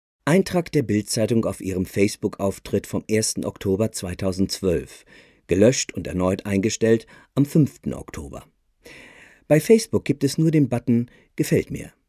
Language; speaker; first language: German; native; German